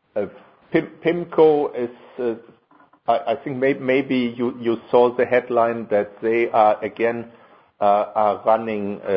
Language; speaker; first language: English; non-native, fluent; German